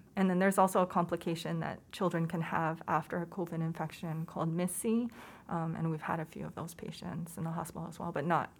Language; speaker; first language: English; native; English